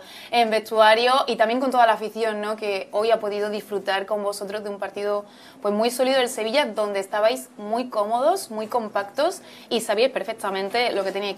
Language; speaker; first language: Spanish; native; Spanish